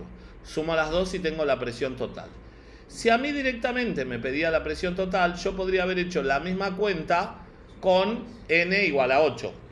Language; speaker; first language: Spanish; native; Spanish